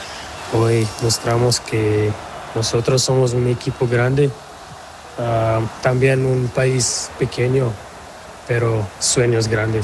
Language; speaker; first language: Spanish; non-native, local second language; Portuguese